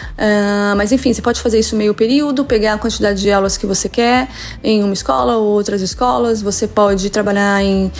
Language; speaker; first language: Portuguese; native; Portuguese